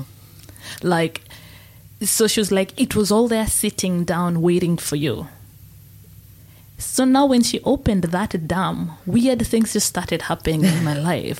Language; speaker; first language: English; non-native, local second language; Meru